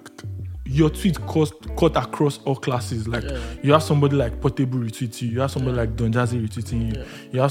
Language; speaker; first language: English; non-native, local second language; Yoruba